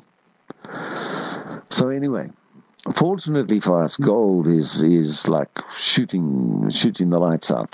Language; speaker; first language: English; native; English